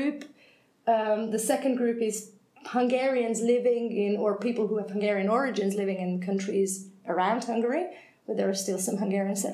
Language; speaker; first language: English; non-native, fluent; Hungarian